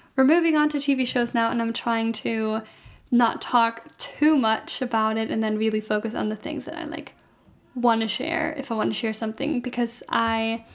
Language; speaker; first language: English; non-native, fluent; German